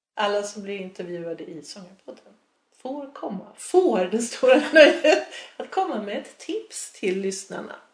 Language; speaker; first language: Swedish; native; Swedish